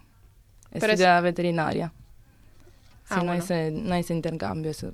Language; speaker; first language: Spanish; non-native, learner; Italian